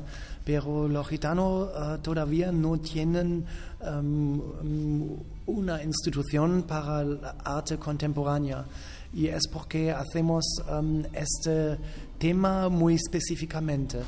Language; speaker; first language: Spanish; non-native, fluent; German